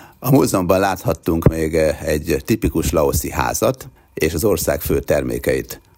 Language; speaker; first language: Hungarian; native; Hungarian